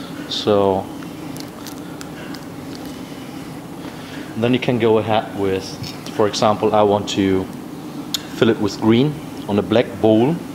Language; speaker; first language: English; non-native, fluent; German